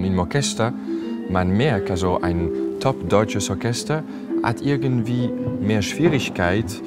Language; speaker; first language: German; non-native, fluent; French